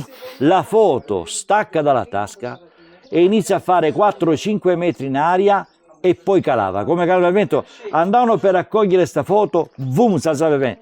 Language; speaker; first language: Italian; native; Italian